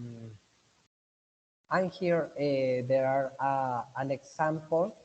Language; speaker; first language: English; non-native, learner; Spanish